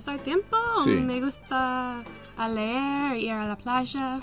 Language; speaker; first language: Spanish; non-native, learner; English